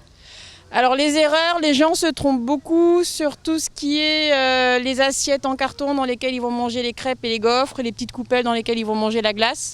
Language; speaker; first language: French; native; French